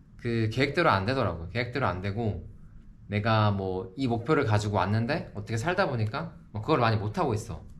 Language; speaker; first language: Korean; native; Korean